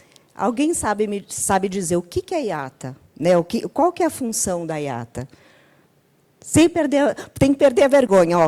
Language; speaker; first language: Portuguese; native; Portuguese